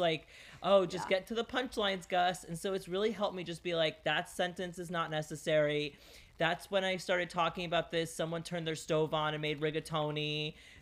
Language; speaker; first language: English; early bilingual, other home language; Greek